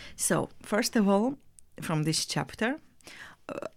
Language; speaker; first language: English; non-native, fluent; Russian